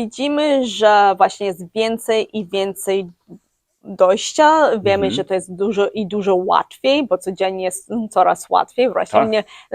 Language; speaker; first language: Polish; early bilingual, heritage; English